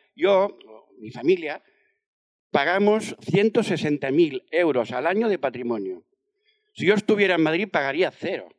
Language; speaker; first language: Spanish; non-native, fluent; French